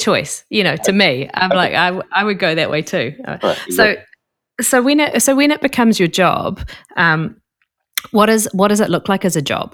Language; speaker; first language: English; native; English